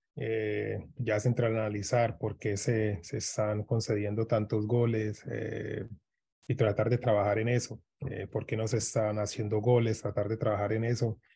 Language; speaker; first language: Spanish; native; Spanish